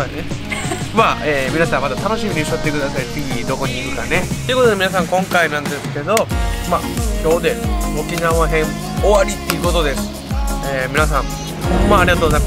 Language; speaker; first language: Japanese; native; Japanese